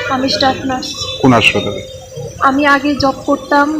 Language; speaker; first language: Bangla; native; Bangla